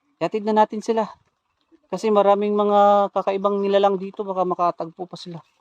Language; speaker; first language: Filipino; non-native, local second language; Cebuano